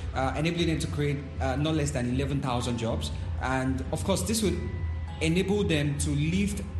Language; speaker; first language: English; non-native, local second language; Yoruba